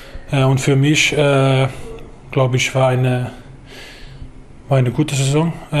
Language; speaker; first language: German; non-native, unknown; Danish